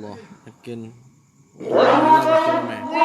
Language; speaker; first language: Indonesian; non-native, local second language; Achinese